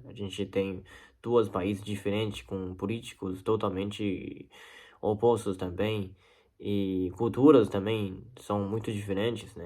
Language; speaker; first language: Portuguese; non-native, learner; Chinese